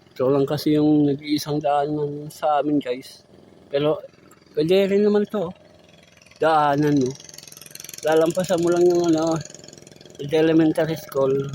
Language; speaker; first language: Filipino; non-native, local second language; Iloko